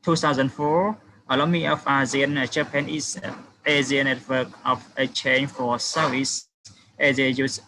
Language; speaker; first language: English; non-native, fluent; Khmer